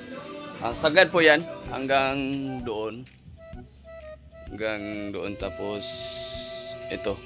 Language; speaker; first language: Filipino; native; Filipino